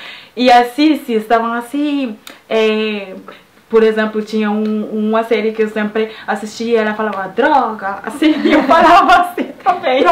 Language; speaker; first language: Portuguese; non-native, fluent; French